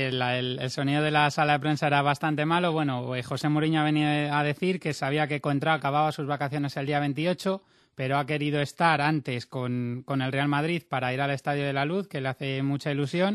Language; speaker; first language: Spanish; native; Spanish